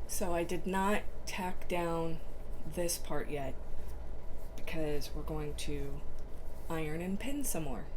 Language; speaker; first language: English; native; English